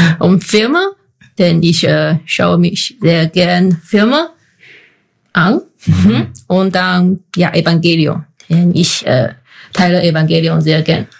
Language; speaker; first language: German; non-native, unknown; Chinese